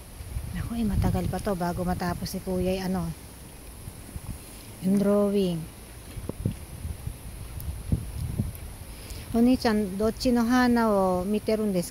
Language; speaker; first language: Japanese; non-native, fluent; Filipino